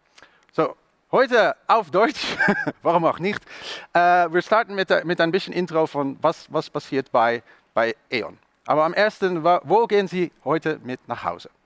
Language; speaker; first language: German; non-native, learner; Dutch